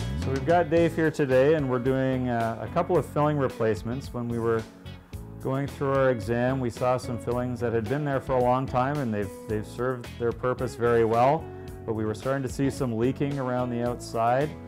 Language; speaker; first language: English; native; English